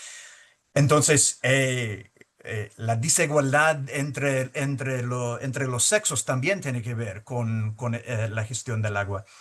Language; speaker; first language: Spanish; early bilingual, heritage; Spanish